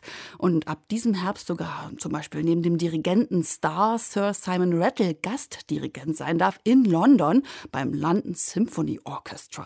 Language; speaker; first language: German; native; German